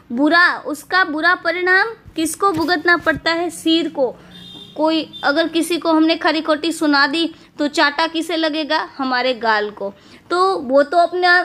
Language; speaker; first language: Hindi; non-native, local second language; Gujarati